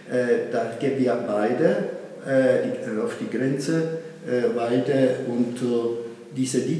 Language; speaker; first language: German; non-native, fluent; Italian